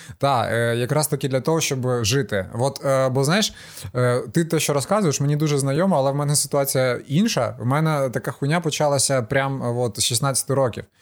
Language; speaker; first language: Ukrainian; non-native, local second language; Russian